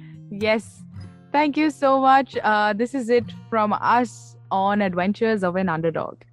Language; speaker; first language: English; non-native, local second language; Hindi